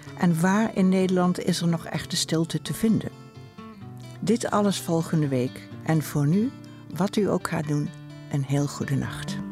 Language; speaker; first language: Dutch; native; Dutch